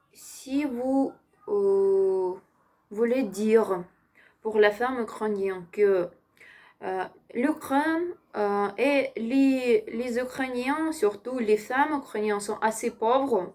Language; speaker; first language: French; non-native, learner; Ukrainian